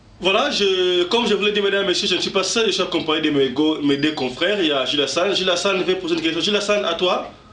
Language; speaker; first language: French; non-native, local second language; Lingala